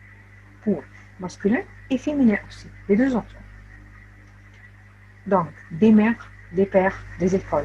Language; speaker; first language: French; non-native, fluent; Arabic